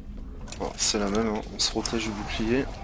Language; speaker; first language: French; native; French